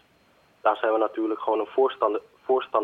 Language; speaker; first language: Dutch; native; Dutch